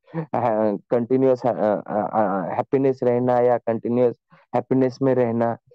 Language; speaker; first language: Hindi; non-native, local second language; Marathi